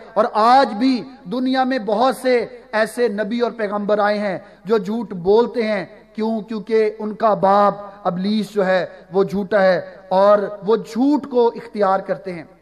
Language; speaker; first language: Urdu; non-native, local second language; Punjabi